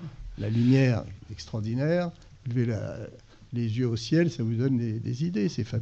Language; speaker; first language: French; native; French